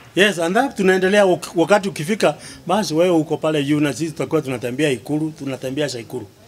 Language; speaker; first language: Swahili; non-native, local second language; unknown